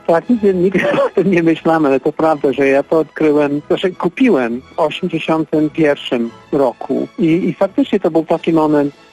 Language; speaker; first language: Polish; non-native, fluent; English